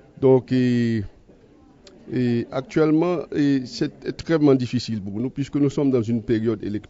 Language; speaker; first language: French; native; French